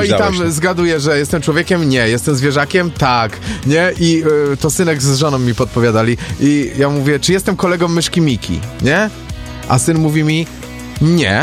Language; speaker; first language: Polish; native; Polish